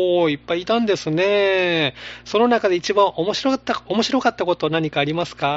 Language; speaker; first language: Japanese; native; Japanese